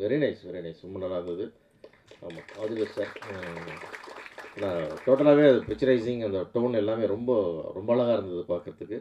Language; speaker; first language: Tamil; native; Tamil